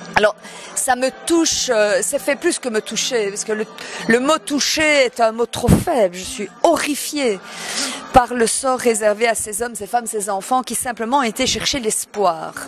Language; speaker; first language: French; native; French